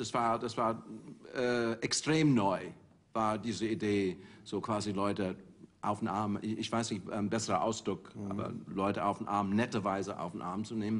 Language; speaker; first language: German; non-native, fluent; English